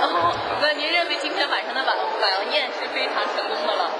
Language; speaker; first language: Chinese; native; Chinese